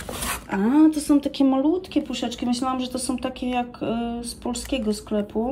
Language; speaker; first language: Polish; native; Polish